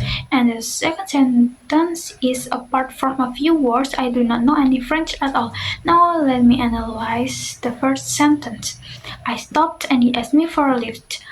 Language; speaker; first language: English; non-native, learner; Indonesian